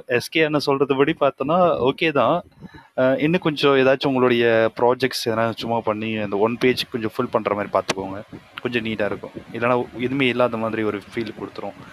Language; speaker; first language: Tamil; native; Tamil